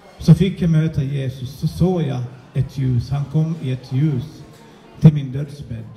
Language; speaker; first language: Swedish; native; Swedish